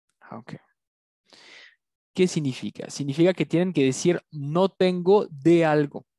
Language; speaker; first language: Spanish; non-native, fluent; French